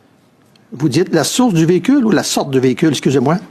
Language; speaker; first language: French; native; French